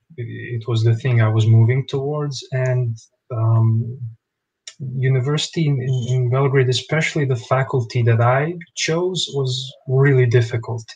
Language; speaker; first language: English; non-native, fluent; Bosnian